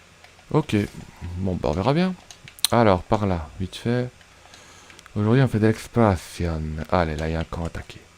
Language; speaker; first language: French; native; French